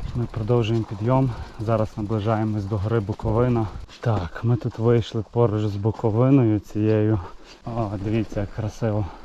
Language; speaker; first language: Ukrainian; native; Ukrainian